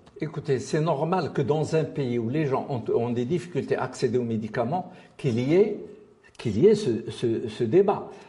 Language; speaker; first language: French; non-native, local second language; Arabic